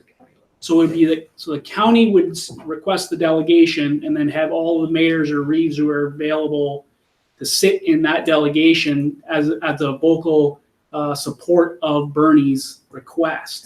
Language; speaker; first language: English; native; English